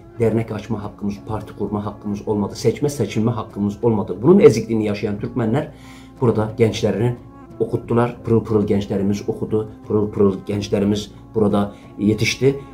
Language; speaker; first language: Turkish; native; Turkish